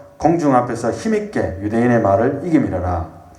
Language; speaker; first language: Korean; native; Korean